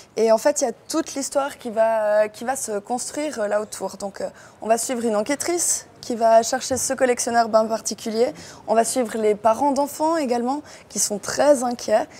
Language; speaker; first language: French; native; French